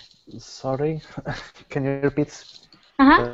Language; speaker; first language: English; non-native, learner; Italian